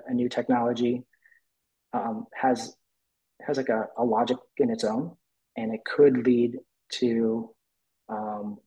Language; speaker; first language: English; native; English